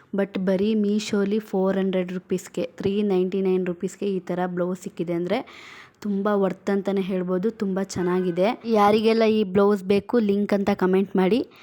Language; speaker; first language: Kannada; non-native, local second language; Lambadi